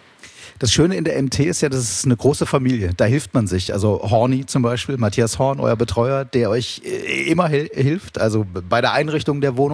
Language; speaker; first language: German; native; German